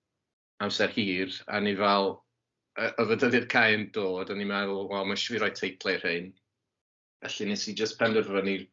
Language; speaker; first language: Welsh; native; Welsh